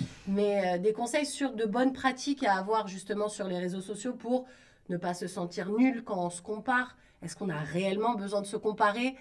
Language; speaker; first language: French; native; French